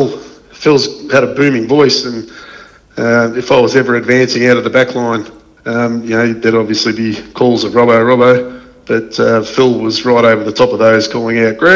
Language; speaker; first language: English; native; English